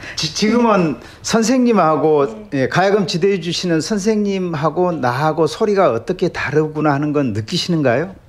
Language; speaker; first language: Korean; native; Korean